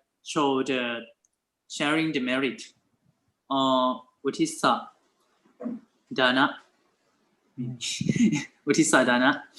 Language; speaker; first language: English; non-native, learner; Thai